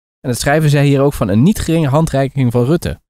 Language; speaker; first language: Dutch; native; Dutch